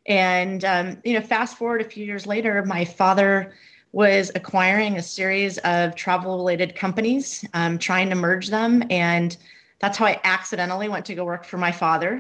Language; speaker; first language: English; native; English